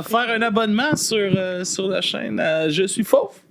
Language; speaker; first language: French; native; French